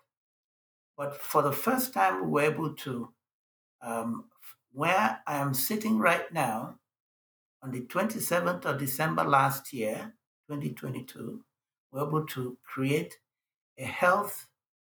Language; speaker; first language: English; non-native, local second language; Igbo